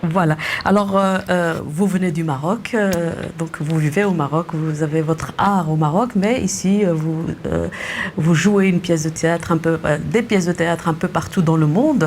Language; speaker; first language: French; native; French